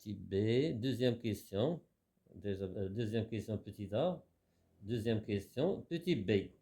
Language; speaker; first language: French; non-native, local second language; Arabic